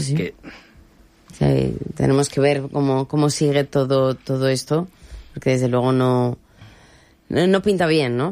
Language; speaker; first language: Spanish; native; Spanish